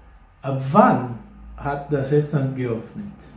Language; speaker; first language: German; non-native, fluent; English